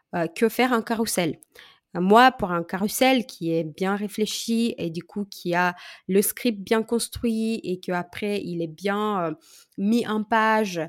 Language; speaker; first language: French; non-native, fluent; Romanian